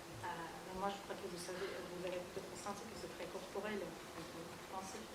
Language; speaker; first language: French; non-native, fluent; Russian